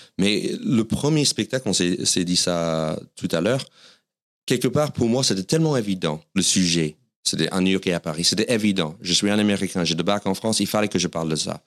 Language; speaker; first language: French; non-native, fluent; English